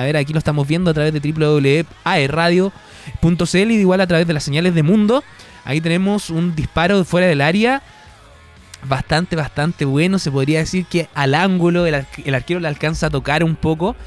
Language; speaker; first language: Spanish; native; Spanish